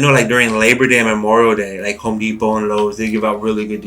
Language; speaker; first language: English; native; English